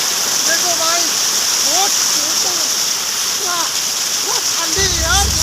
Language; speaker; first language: Hindi; non-native, local second language; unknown